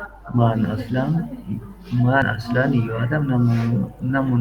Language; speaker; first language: Persian; non-native, learner; Urdu